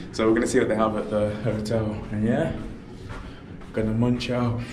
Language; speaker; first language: English; native; English